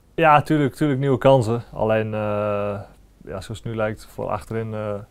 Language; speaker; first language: Dutch; native; Dutch